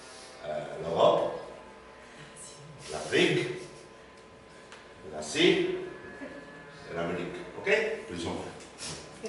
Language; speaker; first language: French; non-native, learner; Spanish